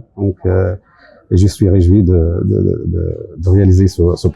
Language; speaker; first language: French; non-native, local second language; Arabic